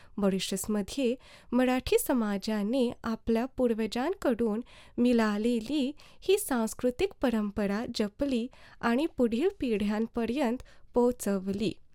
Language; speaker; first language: Marathi; early bilingual, heritage; Marathi